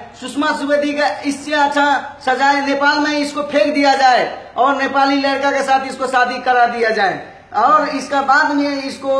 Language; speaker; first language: Hindi; non-native, local second language; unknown